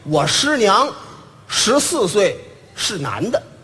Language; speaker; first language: Chinese; native; Chinese